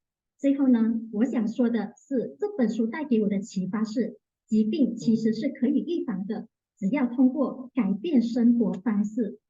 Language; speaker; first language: Chinese; native; Chinese